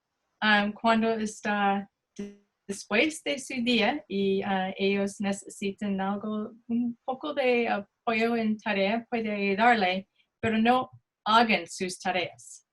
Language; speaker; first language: Spanish; non-native, fluent; English